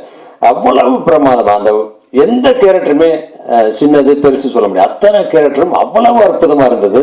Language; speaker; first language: Tamil; native; Tamil